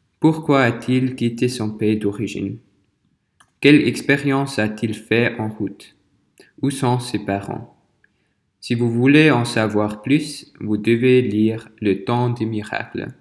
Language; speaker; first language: French; non-native, fluent; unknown